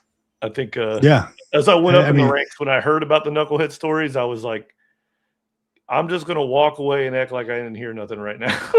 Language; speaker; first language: English; native; English